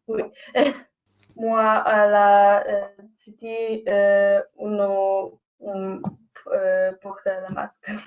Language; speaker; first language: French; non-native, learner; Polish